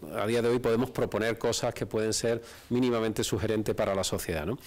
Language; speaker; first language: Spanish; native; Spanish